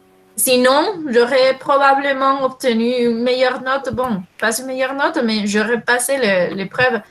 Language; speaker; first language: French; non-native, fluent; Spanish